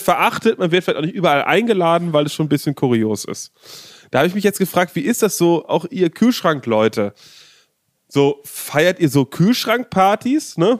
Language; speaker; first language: German; native; German